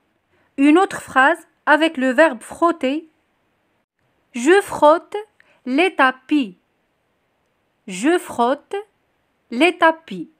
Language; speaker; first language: French; non-native, local second language; Arabic